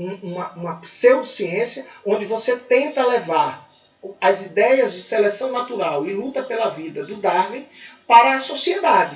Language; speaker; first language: Portuguese; native; Portuguese